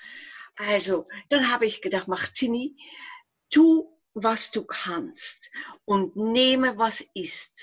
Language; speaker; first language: German; non-native, fluent; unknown